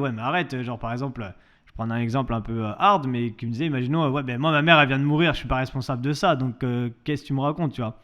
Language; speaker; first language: French; native; French